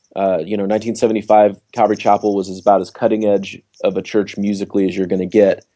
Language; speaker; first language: English; native; English